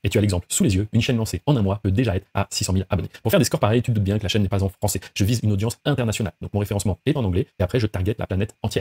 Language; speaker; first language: French; native; French